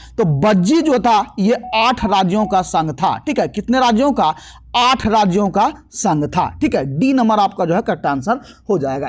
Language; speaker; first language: Hindi; native; Hindi